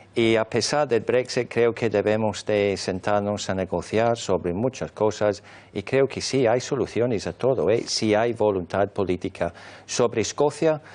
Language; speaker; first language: Spanish; non-native, fluent; English